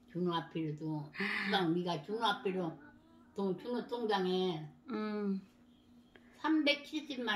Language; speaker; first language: Korean; native; Korean